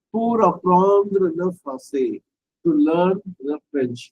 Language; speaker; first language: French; non-native, fluent; Tamil